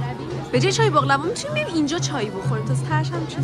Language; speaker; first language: Persian; native; Persian